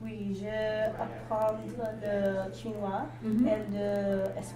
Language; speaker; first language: French; non-native, learner; English